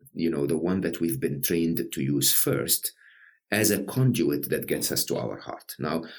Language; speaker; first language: English; non-native, fluent; Arabic